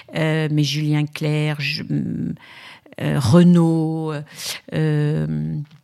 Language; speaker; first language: French; native; French